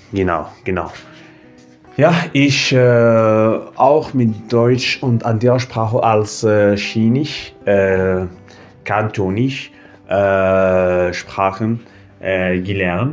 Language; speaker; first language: German; non-native, learner; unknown